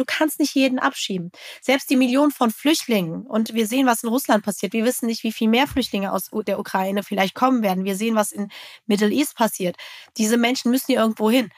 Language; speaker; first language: German; native; German